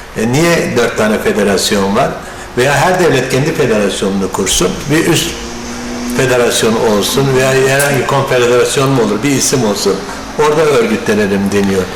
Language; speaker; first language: Turkish; native; Turkish